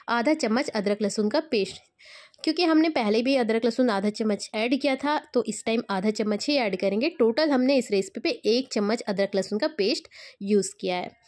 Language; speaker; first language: Hindi; native; Hindi